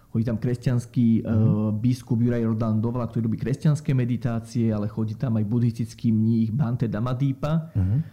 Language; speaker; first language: Slovak; native; Slovak